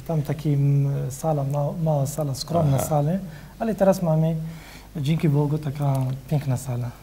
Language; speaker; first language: Polish; non-native, learner; Arabic